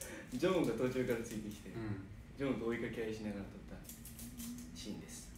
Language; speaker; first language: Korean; non-native, learner; Japanese